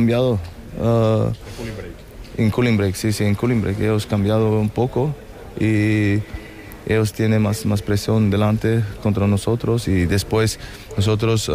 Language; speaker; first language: Spanish; non-native, learner; German